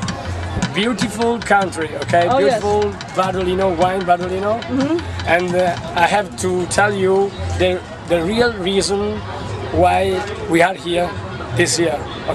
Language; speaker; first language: English; non-native, learner; Italian